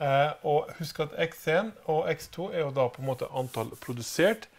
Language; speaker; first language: Norwegian; native; Norwegian